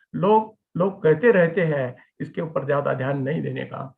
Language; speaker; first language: Hindi; non-native, local second language; Marathi